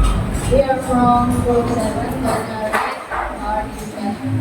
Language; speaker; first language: English; non-native, learner; Indonesian